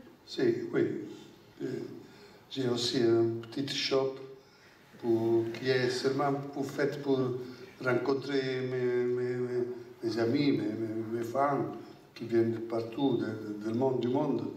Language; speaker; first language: French; non-native, fluent; Italian